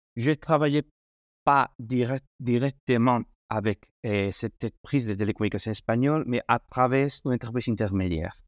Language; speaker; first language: French; non-native, fluent; Spanish